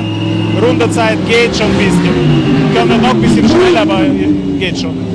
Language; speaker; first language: German; non-native, learner; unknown